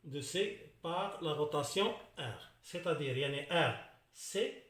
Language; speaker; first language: French; non-native, local second language; Arabic